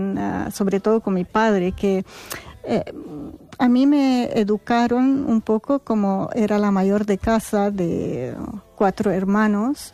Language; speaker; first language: Spanish; non-native, fluent; Arabic